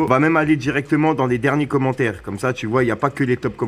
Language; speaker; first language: French; native; French